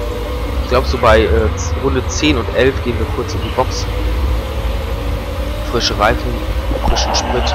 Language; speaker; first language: German; native; German